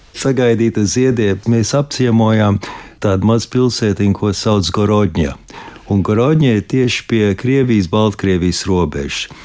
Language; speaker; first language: Latvian; early bilingual, heritage; Latvian